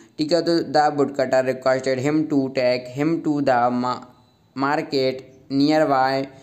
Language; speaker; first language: Hindi; native; Hindi